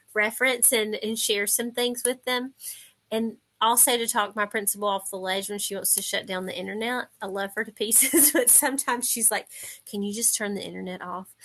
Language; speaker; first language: English; native; English